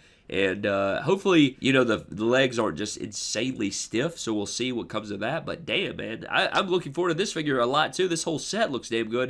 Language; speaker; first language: English; native; English